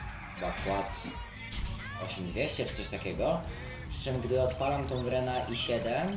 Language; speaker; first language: Polish; native; Polish